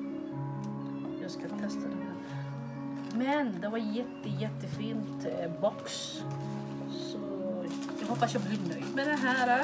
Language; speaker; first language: Swedish; non-native, fluent; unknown